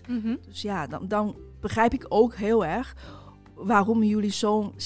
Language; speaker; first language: Dutch; non-native, fluent; Chinese